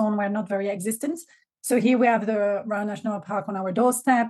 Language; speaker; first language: English; non-native, fluent; French